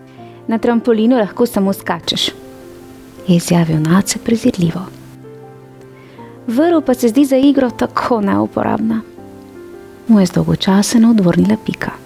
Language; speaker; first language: Slovenian; native; Slovenian